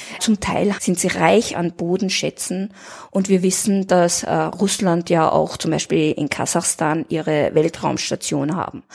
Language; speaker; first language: German; native; German